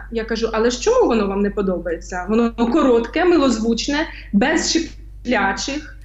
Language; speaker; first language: Ukrainian; native; Ukrainian